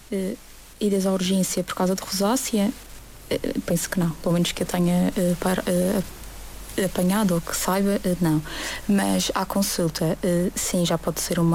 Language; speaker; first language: Portuguese; native; Portuguese